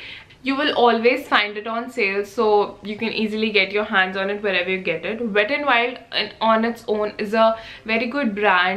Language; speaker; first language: English; non-native, local second language; Hindi